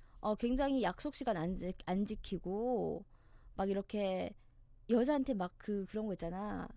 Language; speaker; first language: Korean; native; Korean